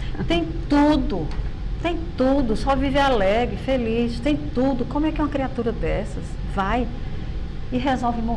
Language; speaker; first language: Portuguese; native; Portuguese